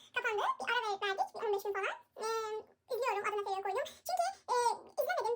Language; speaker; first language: Turkish; non-native, fluent; Persian